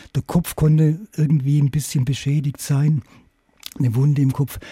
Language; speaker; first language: German; native; German